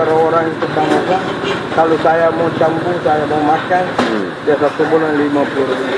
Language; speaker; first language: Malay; non-native, learner; Tamil